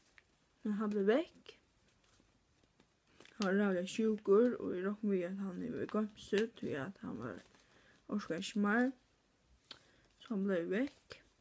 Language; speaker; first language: Norwegian; non-native, learner; Faroese